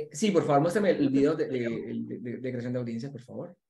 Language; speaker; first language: Spanish; native; Spanish